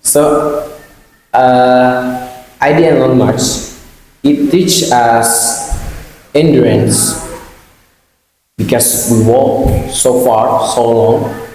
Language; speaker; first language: English; non-native, learner; Indonesian